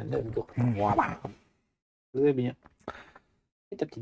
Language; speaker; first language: French; native; French